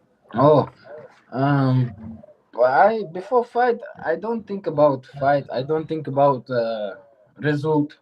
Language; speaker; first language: English; non-native, learner; Uzbek